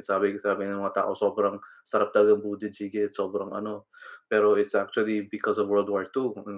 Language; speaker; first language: Filipino; non-native, local second language; Cebuano